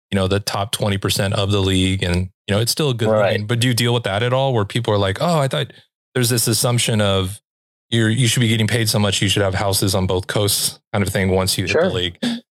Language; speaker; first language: English; native; English